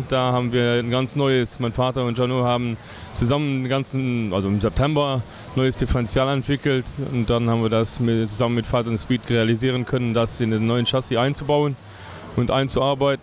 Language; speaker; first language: German; native; German